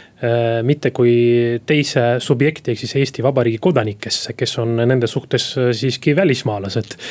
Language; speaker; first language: Estonian; non-native, local second language; Russian